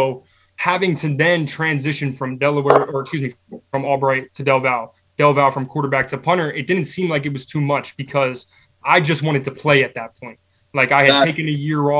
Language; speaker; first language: English; native; English